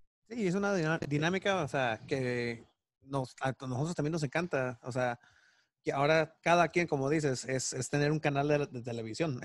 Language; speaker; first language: Spanish; native; Spanish